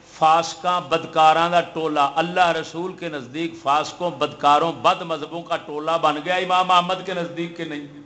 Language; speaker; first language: Urdu; non-native, local second language; Punjabi